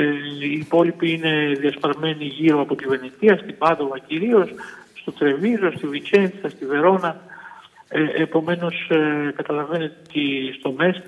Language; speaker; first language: Greek; native; Greek